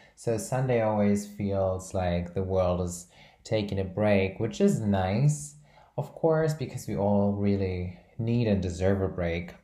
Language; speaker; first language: English; non-native, fluent; Portuguese